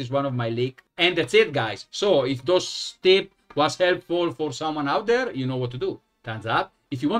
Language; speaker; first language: English; non-native, fluent; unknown